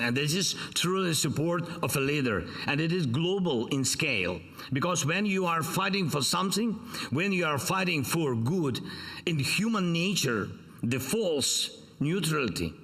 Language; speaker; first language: English; non-native, fluent; Ukrainian